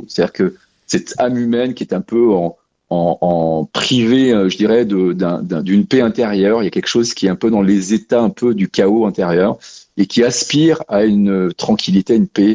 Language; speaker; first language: French; native; French